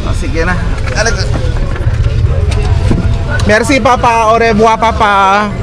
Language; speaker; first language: French; non-native, learner; Filipino